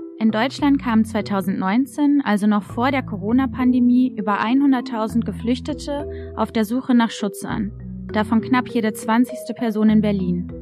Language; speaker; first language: German; native; German